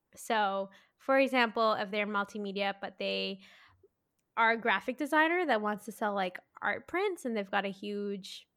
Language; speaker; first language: English; native; English